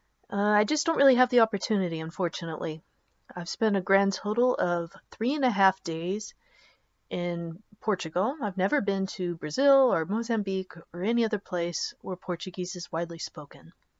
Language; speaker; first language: English; native; English